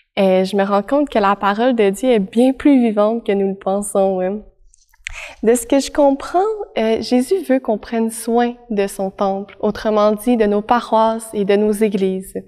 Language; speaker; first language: French; native; French